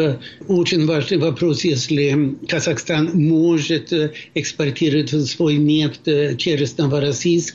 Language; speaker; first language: Russian; non-native, fluent; Swedish